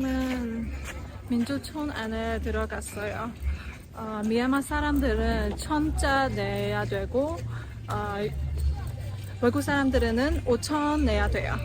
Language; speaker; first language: Korean; non-native, fluent; Burmese